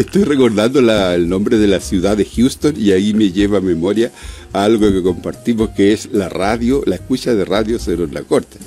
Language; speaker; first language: Spanish; native; Spanish